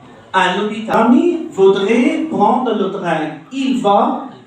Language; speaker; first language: French; non-native, fluent; Arabic